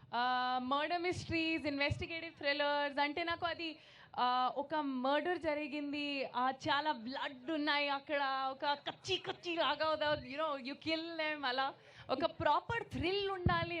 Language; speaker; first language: Telugu; non-native, local second language; Hindi